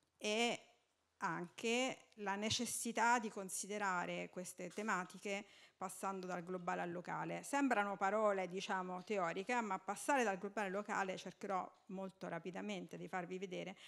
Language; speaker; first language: Italian; native; Italian